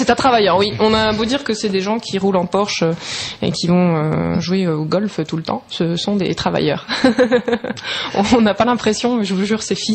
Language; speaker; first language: French; native; French